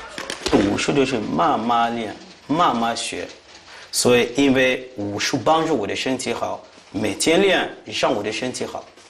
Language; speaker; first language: Chinese; non-native, fluent; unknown